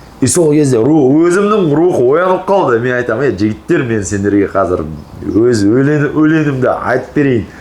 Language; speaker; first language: Kazakh; early bilingual, heritage; Kazakh